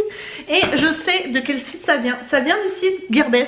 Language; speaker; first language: French; native; French